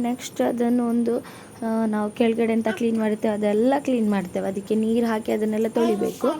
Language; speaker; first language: Kannada; non-native, local second language; Tulu